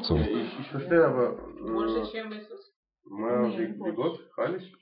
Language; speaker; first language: German; non-native, learner; Russian